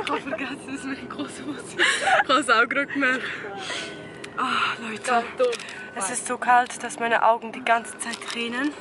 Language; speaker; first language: German; early bilingual, other home language; Albanian